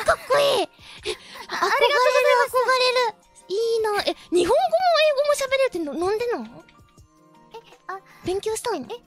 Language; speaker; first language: Japanese; native; Japanese